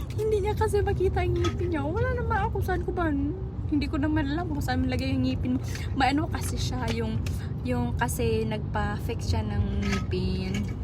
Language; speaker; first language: Filipino; non-native, local second language; Cebuano